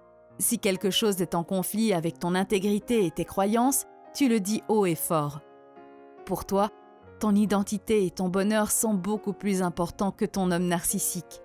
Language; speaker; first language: French; native; French